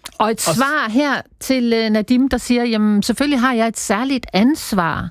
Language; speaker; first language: Danish; native; Danish